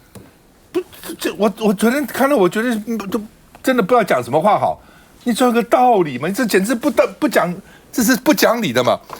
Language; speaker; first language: Chinese; native; Chinese